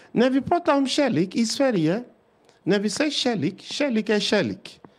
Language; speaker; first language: Swedish; non-native, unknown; Yoruba